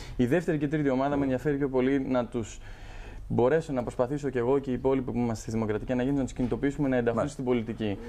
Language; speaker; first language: Greek; native; Greek